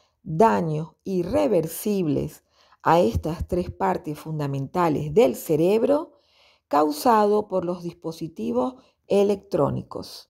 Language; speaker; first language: Spanish; native; Spanish